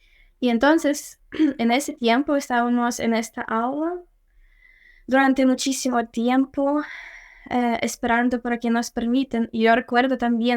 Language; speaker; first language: Spanish; non-native, fluent; Ukrainian